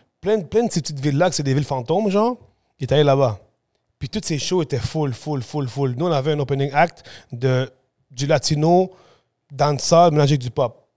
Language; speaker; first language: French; early bilingual, other home language; Spanish